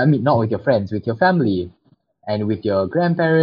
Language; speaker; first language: English; non-native, local second language; Malay